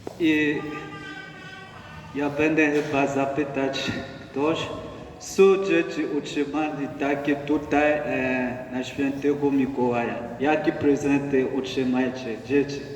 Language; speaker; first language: Polish; non-native, learner; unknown